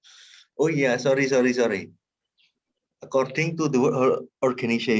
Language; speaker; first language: English; non-native, fluent; Indonesian